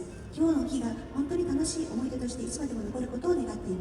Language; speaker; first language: Japanese; native; Japanese